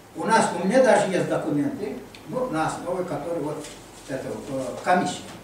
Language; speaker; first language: Russian; non-native, local second language; Crimean Tatar